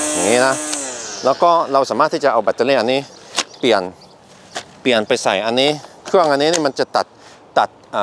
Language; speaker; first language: Thai; non-native, fluent; Norwegian